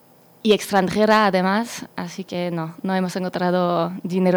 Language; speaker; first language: Spanish; non-native, fluent; French